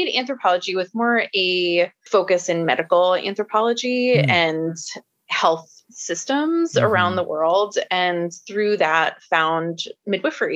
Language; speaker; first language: English; native; English